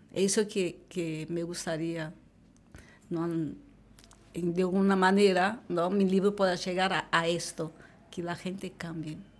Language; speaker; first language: Spanish; non-native, fluent; Portuguese